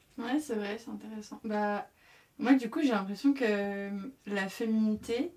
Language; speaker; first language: French; native; French